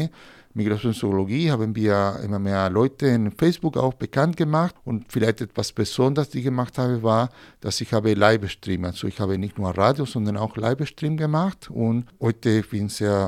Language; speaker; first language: German; non-native, fluent; Spanish